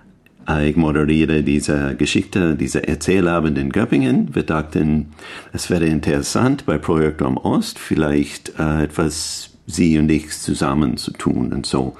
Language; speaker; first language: German; non-native, learner; English